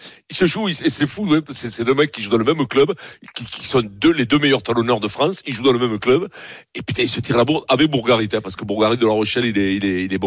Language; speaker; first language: French; native; French